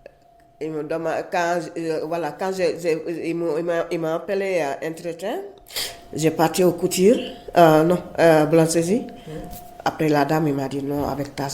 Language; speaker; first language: French; non-native, learner; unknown